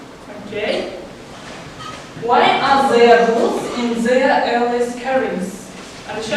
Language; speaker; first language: English; non-native, learner; Kazakh